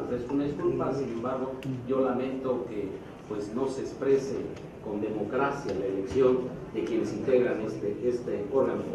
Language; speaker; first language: Spanish; native; Spanish